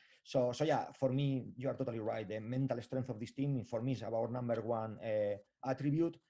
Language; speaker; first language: English; non-native, fluent; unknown